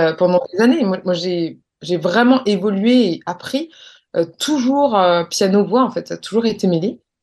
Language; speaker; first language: French; native; French